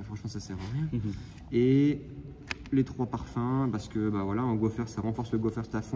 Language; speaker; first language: French; native; French